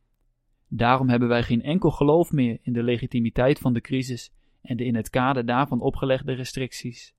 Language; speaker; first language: Dutch; native; Dutch